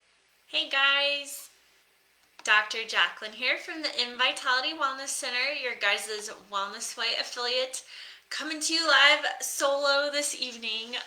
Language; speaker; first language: English; native; English